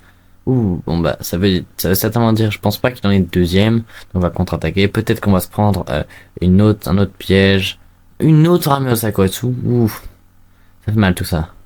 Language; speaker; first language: French; native; French